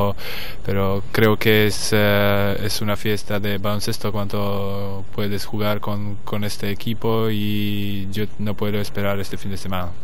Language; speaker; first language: Spanish; non-native, learner; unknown